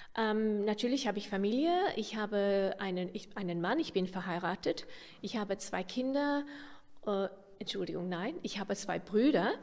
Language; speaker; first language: German; non-native, fluent; English